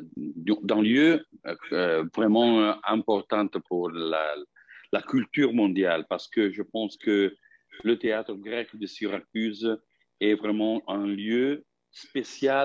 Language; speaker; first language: French; non-native, fluent; Italian